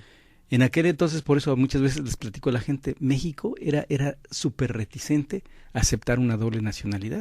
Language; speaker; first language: Spanish; native; Spanish